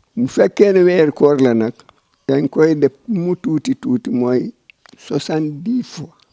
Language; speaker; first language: Wolof; non-native, local second language; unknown